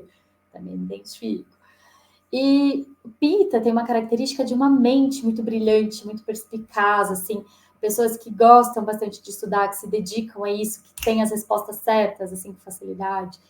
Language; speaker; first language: Portuguese; native; Portuguese